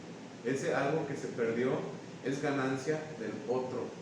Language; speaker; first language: Spanish; native; Spanish